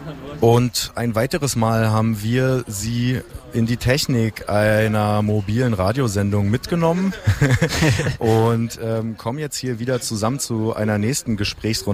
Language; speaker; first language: German; native; German